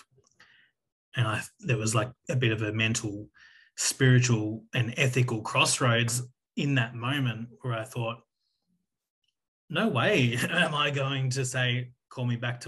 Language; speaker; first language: English; native; English